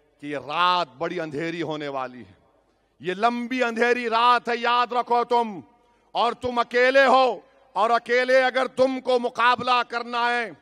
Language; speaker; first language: Urdu; native; Urdu